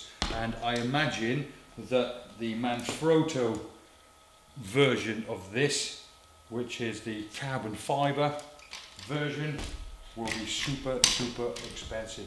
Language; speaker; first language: English; native; English